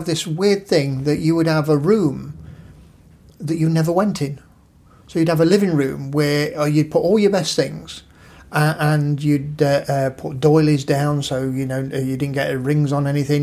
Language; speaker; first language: English; native; English